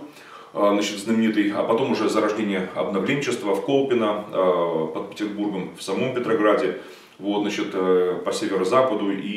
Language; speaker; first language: Russian; native; Russian